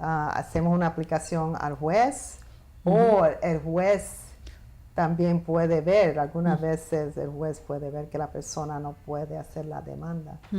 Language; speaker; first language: Spanish; early bilingual, heritage; Spanish